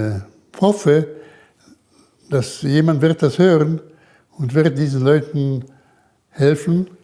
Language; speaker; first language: German; early bilingual, heritage; German